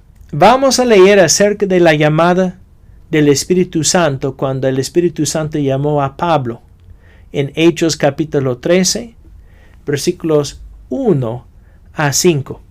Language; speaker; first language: Spanish; non-native, fluent; English